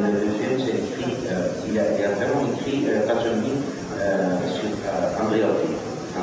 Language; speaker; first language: French; non-native, learner; Dutch